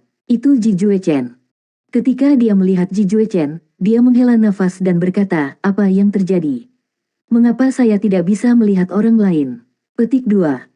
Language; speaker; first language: Indonesian; native; Indonesian